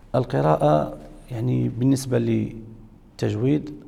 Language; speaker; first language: Arabic; native; Arabic